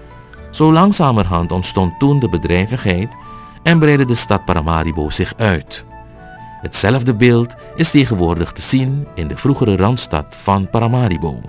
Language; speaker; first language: Dutch; native; Dutch